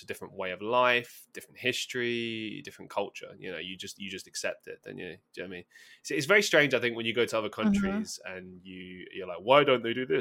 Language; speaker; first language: English; native; English